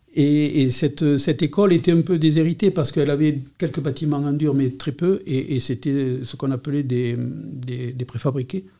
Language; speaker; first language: French; non-native, local second language; Catalan